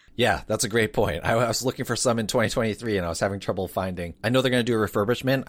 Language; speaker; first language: English; native; English